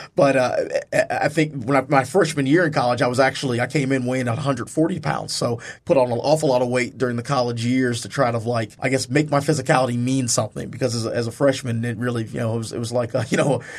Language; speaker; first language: English; native; English